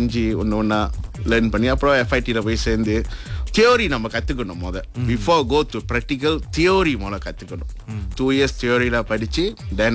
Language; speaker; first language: Tamil; early bilingual, heritage; Tamil